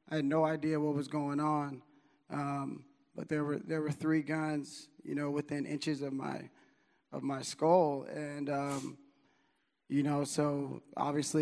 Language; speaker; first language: English; native; English